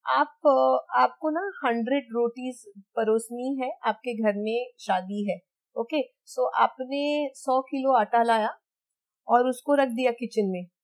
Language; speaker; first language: Hindi; non-native, local second language; Gujarati